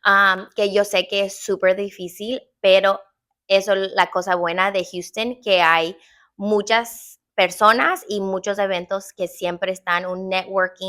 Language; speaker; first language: Spanish; early bilingual, heritage; English